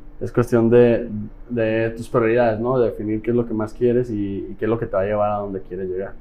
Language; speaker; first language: Spanish; native; Spanish